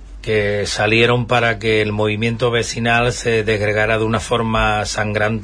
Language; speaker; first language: Spanish; native; Spanish